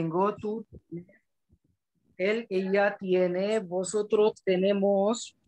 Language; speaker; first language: Spanish; non-native, learner; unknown